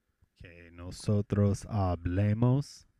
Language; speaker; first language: Spanish; non-native, fluent; English